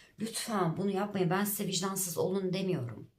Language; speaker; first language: Turkish; native; Turkish